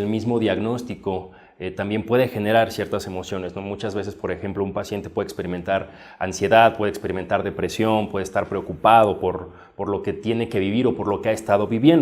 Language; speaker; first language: Spanish; native; Spanish